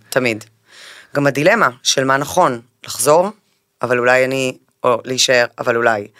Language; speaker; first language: Hebrew; early bilingual, other home language; Spanish